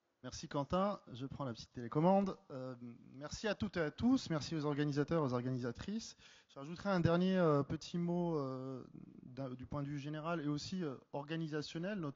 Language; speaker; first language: French; native; French